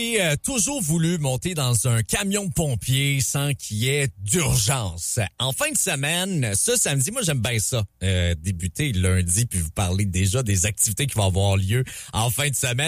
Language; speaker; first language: French; native; French